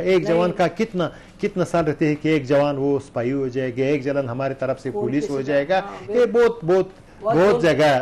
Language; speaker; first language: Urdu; non-native, learner; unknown